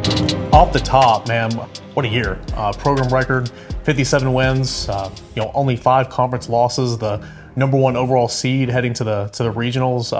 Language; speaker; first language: English; native; English